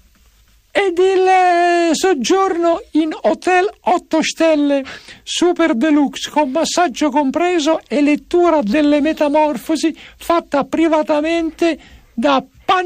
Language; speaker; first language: Italian; native; Italian